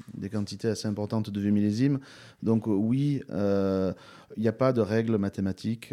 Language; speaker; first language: French; native; French